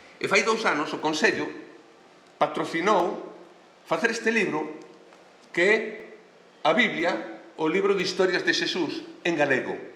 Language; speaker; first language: Galician; non-native, local second language; Spanish